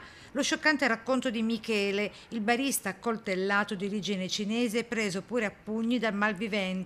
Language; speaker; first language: Italian; native; Italian